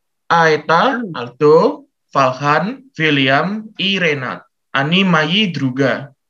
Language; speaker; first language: Russian; non-native, learner; Indonesian